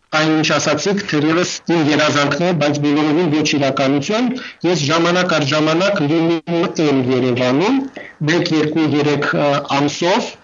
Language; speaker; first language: Armenian; non-native, fluent; Russian